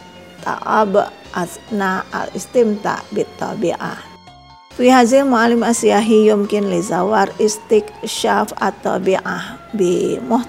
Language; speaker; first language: Arabic; non-native, learner; Indonesian